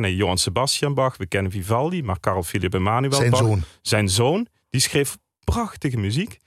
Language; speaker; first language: Dutch; native; Dutch